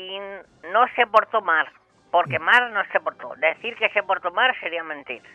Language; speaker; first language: Spanish; native; Spanish